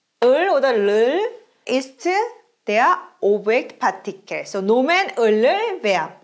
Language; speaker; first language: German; non-native, fluent; Korean